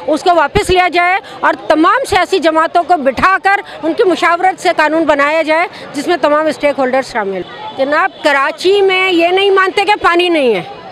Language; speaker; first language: Urdu; native; Urdu